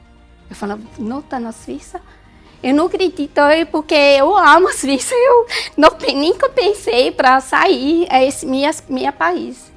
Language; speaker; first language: Portuguese; non-native, learner; German